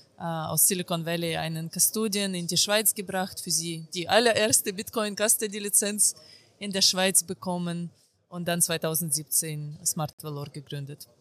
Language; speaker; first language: German; non-native, fluent; Ukrainian